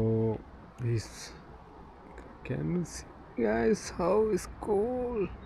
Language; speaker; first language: English; non-native, learner; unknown